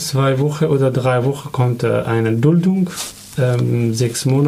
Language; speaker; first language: German; non-native, learner; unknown